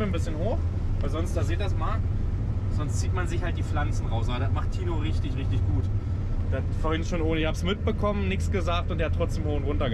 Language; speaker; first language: German; native; German